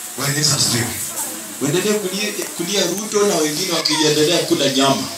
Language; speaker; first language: Swahili; non-native, local second language; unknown